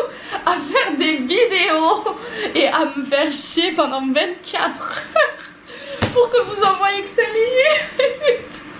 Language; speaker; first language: French; native; French